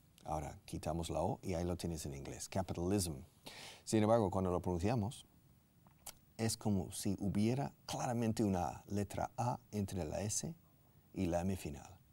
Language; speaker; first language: Spanish; non-native, fluent; English